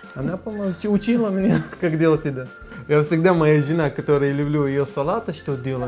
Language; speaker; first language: Russian; non-native, learner; Arabic